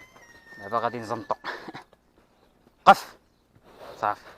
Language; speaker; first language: Arabic; native; Arabic